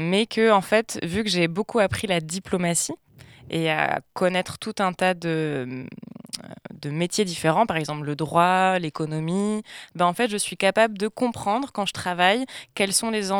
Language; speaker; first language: French; native; French